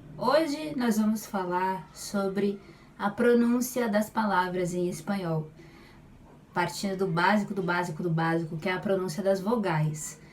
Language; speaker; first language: Portuguese; native; Portuguese